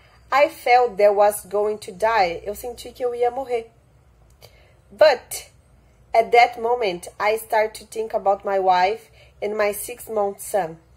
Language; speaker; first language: English; non-native, fluent; Portuguese